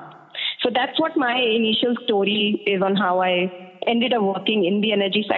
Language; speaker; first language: English; non-native, local second language; Hindi